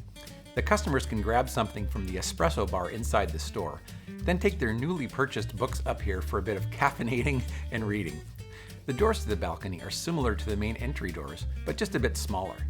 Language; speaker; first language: English; native; English